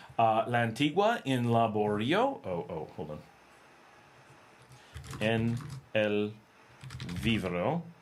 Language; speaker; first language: Spanish; non-native, learner; English